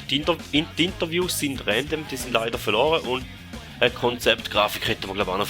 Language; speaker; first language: German; native; German